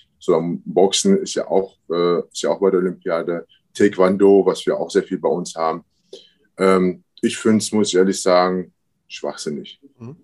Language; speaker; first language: German; early bilingual, other home language; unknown